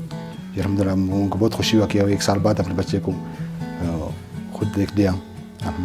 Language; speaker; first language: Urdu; non-native, local second language; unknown